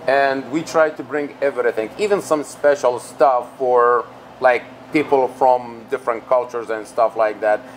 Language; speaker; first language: English; non-native, fluent; Arabic